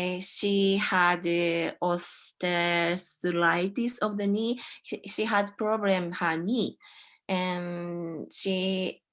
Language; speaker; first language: English; non-native, learner; Japanese